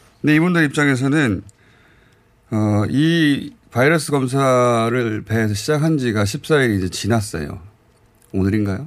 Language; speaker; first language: Korean; native; Korean